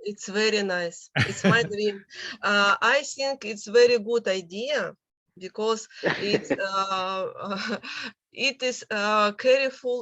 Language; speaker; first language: English; non-native, learner; Russian